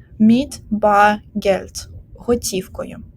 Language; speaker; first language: German; non-native, fluent; Ukrainian